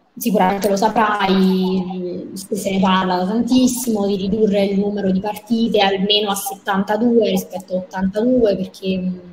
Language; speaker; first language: Italian; native; Italian